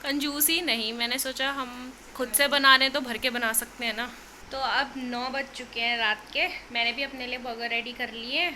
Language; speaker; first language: Hindi; native; Hindi